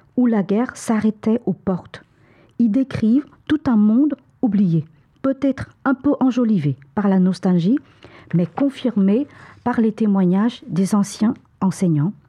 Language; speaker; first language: French; non-native, fluent; Vietnamese